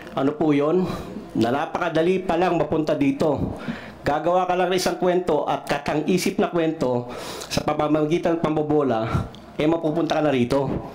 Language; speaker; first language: Filipino; non-native, local second language; Cebuano